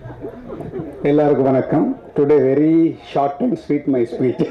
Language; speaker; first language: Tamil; non-native, learner; Telugu